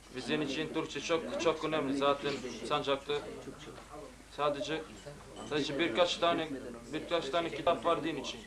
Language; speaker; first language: Turkish; non-native, learner; Bosnian